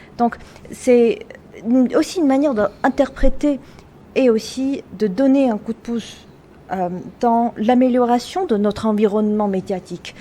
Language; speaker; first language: French; non-native, fluent; Chinese